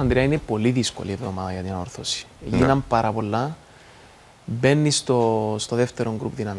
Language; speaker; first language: Greek; native; Greek